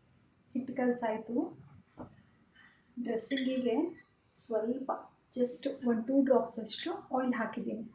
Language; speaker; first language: Kannada; native; Kannada